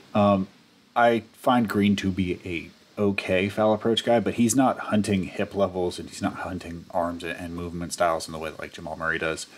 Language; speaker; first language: English; native; English